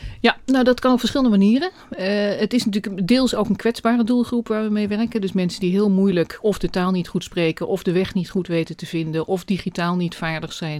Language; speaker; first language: Dutch; native; Dutch